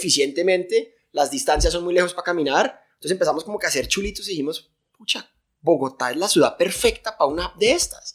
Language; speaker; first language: Spanish; native; Spanish